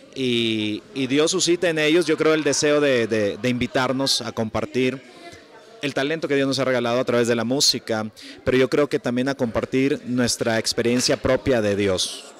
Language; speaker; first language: Spanish; native; Spanish